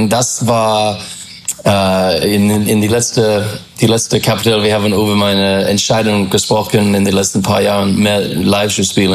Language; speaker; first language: German; non-native, learner; English